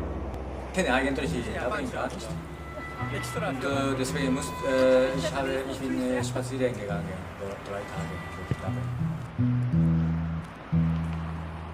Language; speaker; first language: German; non-native, learner; Japanese